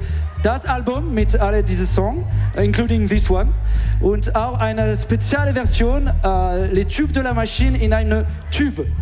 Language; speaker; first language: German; non-native, learner; French